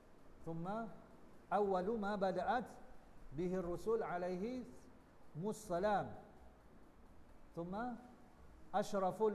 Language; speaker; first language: Arabic; non-native, learner; Indonesian